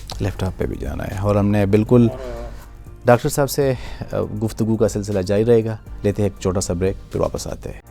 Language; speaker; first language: Urdu; non-native, local second language; Pashto